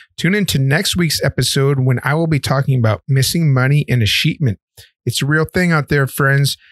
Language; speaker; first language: English; native; English